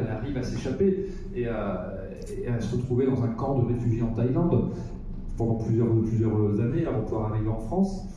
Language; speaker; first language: French; native; French